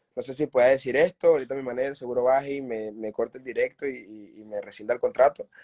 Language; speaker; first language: Spanish; native; Spanish